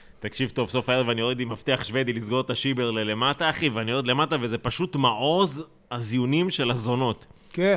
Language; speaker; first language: Hebrew; native; Hebrew